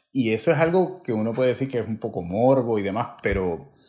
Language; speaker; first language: Spanish; native; Spanish